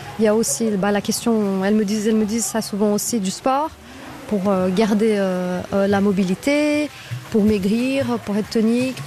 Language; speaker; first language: French; non-native, fluent; Portuguese